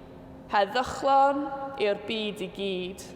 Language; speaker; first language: Welsh; non-native, local second language; English